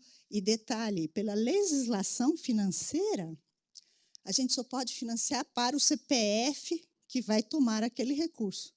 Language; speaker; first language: Portuguese; native; Portuguese